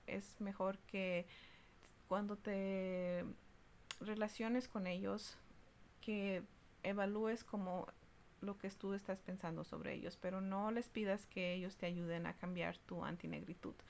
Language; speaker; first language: Spanish; early bilingual, heritage; Spanish